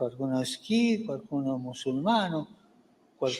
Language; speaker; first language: Italian; non-native, fluent; Spanish